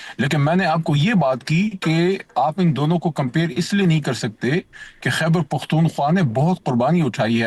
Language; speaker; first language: Urdu; non-native, local second language; Pashto